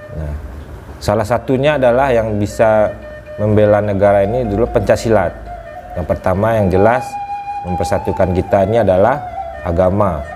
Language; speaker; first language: Indonesian; non-native, local second language; Minangkabau